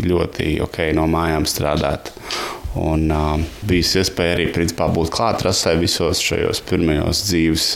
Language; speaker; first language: Latvian; native; Latvian